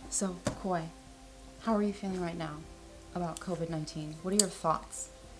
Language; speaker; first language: English; native; English